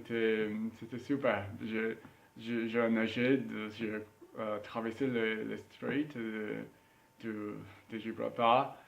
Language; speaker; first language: French; non-native, learner; Spanish